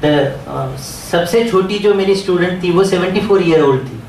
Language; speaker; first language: Hindi; non-native, local second language; Marathi